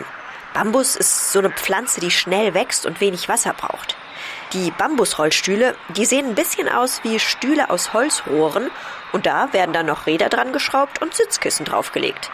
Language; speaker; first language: German; native; German